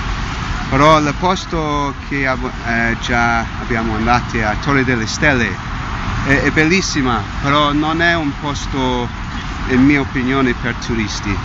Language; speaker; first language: Italian; non-native, learner; English